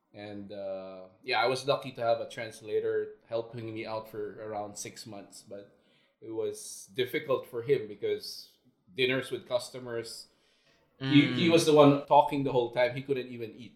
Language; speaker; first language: English; non-native, local second language; Filipino